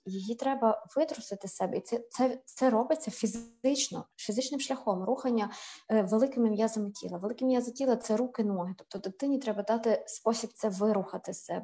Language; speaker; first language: Ukrainian; native; Ukrainian